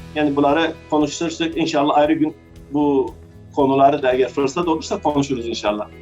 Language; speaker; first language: Turkish; early bilingual, heritage; Arabic